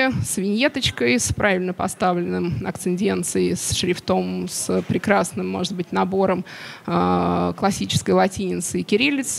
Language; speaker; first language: Russian; native; Russian